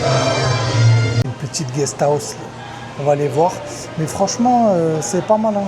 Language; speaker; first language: French; native; French